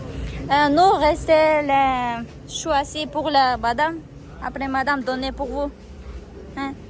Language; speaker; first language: French; non-native, learner; Kazakh